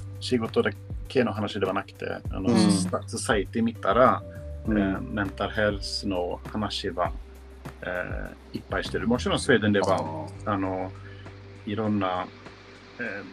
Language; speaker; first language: Japanese; non-native, learner; Swedish